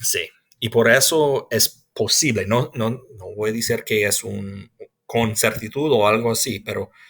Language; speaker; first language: Spanish; non-native, fluent; English